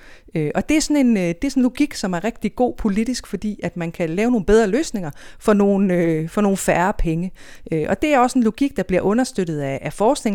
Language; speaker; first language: Danish; native; Danish